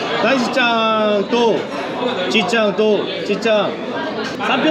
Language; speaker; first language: Japanese; non-native, learner; Korean